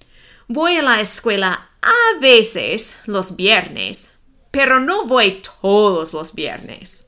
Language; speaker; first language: Spanish; non-native, fluent; English